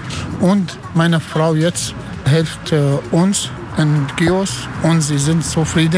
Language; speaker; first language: German; non-native, learner; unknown